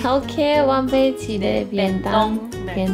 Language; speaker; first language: Chinese; non-native, fluent; Japanese